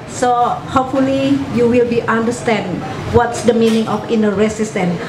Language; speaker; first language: English; non-native, learner; Indonesian